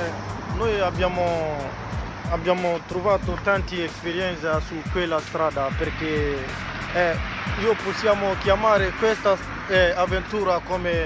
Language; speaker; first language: Italian; non-native, learner; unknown